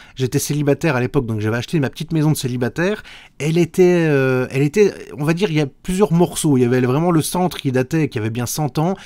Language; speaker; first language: French; native; French